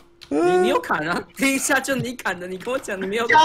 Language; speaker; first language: Chinese; native; Chinese